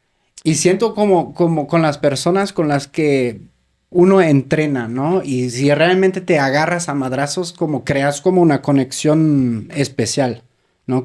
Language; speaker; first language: Spanish; native; Spanish